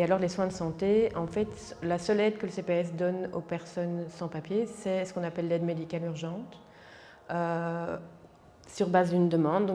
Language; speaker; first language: French; native; French